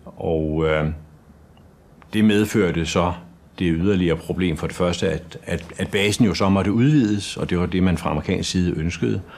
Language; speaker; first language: Danish; native; Danish